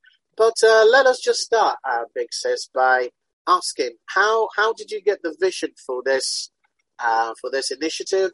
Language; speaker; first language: English; non-native, local second language; Yoruba